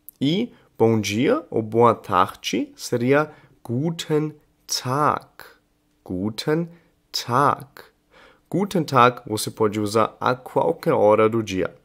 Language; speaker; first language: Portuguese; non-native, fluent; German